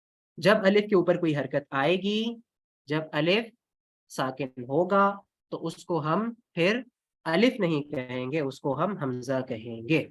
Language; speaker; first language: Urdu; non-native, local second language; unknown